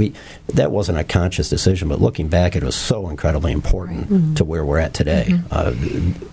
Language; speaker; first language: English; native; English